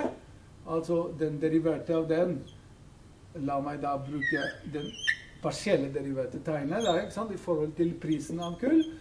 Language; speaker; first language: Norwegian; non-native, fluent; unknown